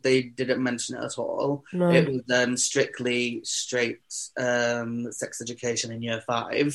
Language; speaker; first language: English; native; English